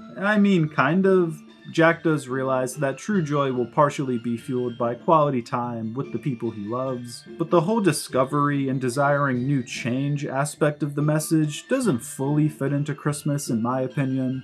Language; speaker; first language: English; native; English